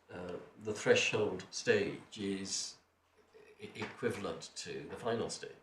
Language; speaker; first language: English; native; English